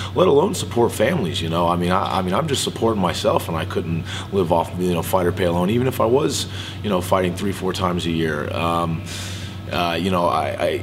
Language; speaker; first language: English; native; English